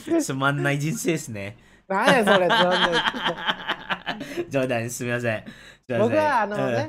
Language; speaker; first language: Japanese; non-native, fluent; Malay